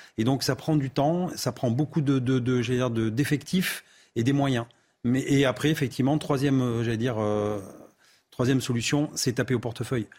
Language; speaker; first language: French; native; French